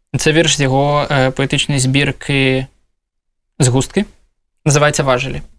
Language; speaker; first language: Ukrainian; non-native, local second language; Russian